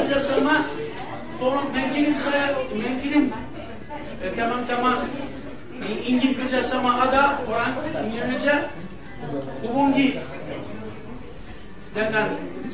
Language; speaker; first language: Indonesian; non-native, learner; Turkish